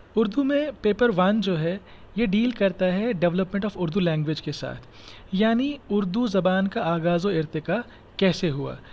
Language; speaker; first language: Hindi; non-native, local second language; Kashmiri